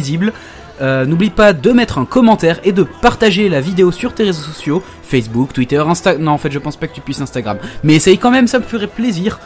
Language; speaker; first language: French; native; French